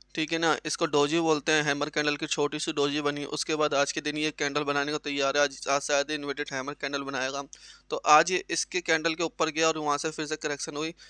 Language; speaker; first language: Hindi; native; Hindi